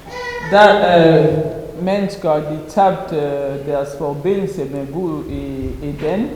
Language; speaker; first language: Danish; early bilingual, other home language; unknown